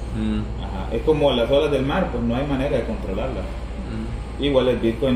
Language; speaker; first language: Spanish; native; Spanish